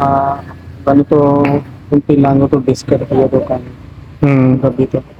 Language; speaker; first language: Filipino; non-native, learner; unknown